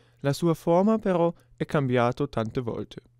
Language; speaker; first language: Italian; non-native, learner; German